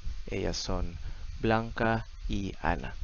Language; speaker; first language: Spanish; non-native, learner; Cebuano